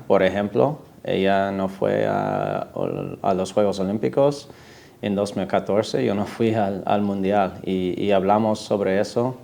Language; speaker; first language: Spanish; non-native, fluent; English